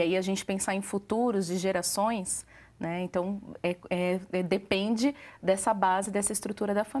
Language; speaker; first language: Portuguese; native; Portuguese